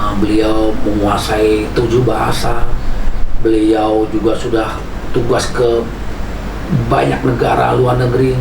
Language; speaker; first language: Indonesian; native; Indonesian